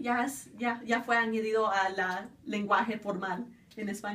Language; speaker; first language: Spanish; early bilingual, other home language; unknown